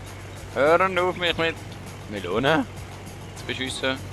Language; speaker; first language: German; native; German